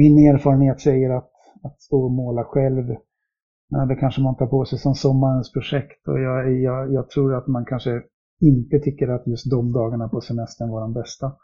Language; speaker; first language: Swedish; native; Swedish